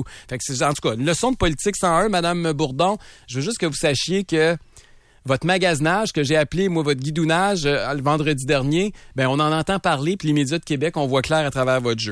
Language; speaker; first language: French; native; French